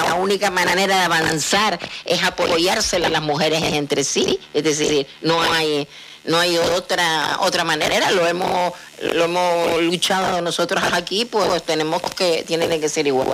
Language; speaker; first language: Spanish; native; Spanish